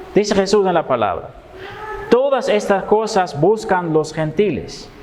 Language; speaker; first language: Spanish; non-native, fluent; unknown